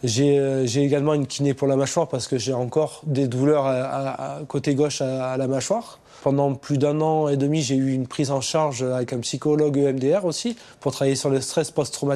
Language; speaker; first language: French; native; French